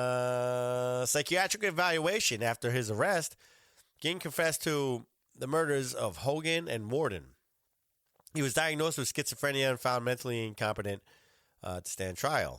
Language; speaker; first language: English; native; English